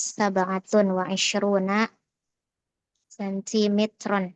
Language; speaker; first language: Arabic; non-native, learner; Indonesian